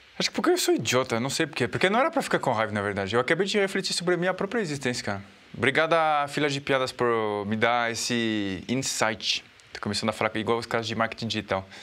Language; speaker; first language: Portuguese; non-native, fluent; French